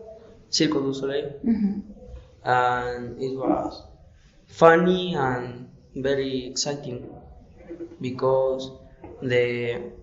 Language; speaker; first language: English; non-native, learner; Spanish